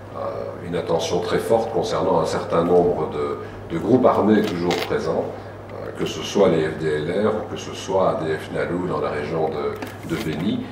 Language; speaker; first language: French; native; French